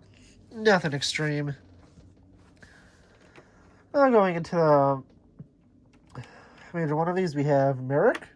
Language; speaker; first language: English; native; English